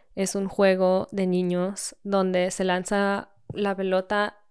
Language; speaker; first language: Spanish; early bilingual, heritage; Spanish